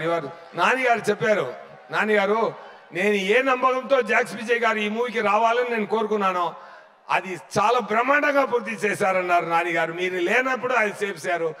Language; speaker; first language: Telugu; non-native, fluent; Tamil